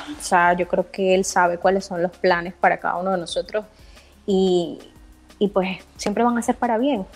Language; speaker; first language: Spanish; native; Spanish